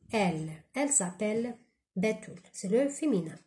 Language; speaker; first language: French; non-native, local second language; Arabic